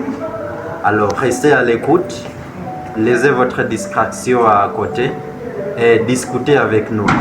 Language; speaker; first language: French; non-native, fluent; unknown